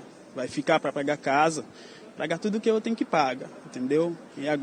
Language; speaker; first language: Portuguese; non-native, learner; Haitian Creole